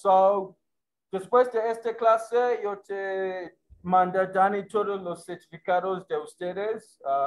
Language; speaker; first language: Spanish; non-native, learner; English